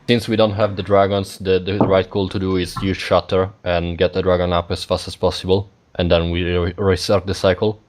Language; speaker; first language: English; non-native, fluent; Italian